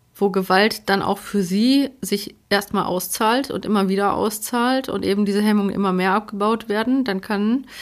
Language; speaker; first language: German; early bilingual, other home language; Polish